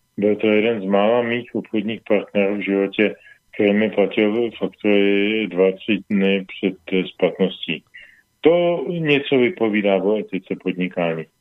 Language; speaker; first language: Czech; native; Czech